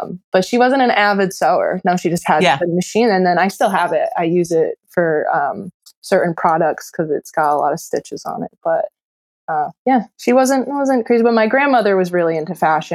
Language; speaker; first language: English; native; English